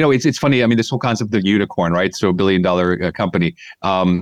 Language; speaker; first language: English; native; English